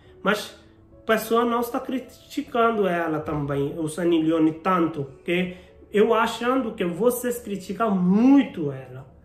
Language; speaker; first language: Portuguese; non-native, learner; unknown